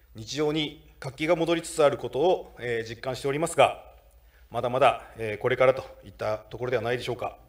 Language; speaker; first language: Japanese; native; Japanese